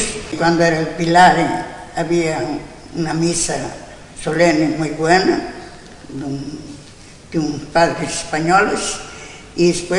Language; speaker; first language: Spanish; non-native, local second language; Galician